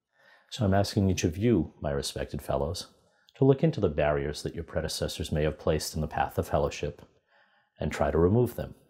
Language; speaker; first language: English; native; English